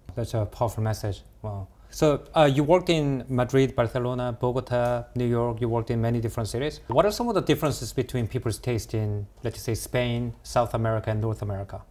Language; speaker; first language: English; early bilingual, other home language; Korean